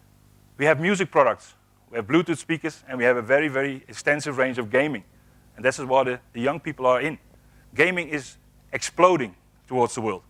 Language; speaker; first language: English; non-native, fluent; Dutch